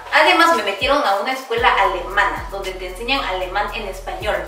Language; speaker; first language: Spanish; early bilingual, other home language; Korean